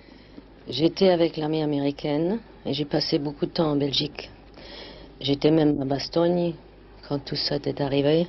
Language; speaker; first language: French; non-native, fluent; German